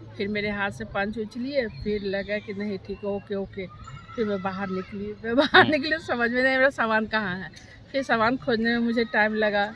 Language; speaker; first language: Hindi; native; Hindi